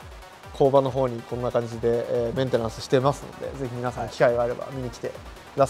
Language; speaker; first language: Japanese; native; Japanese